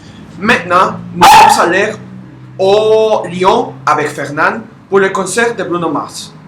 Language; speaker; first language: French; non-native, learner; Spanish